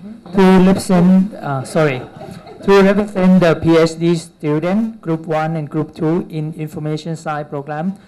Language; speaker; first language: English; non-native, learner; Thai